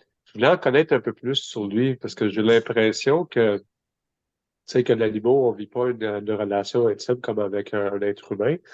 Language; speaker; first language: French; native; French